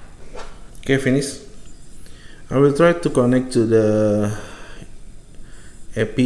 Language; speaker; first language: English; non-native, fluent; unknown